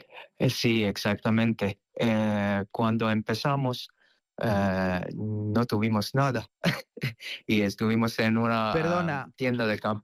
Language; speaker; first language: Spanish; non-native, fluent; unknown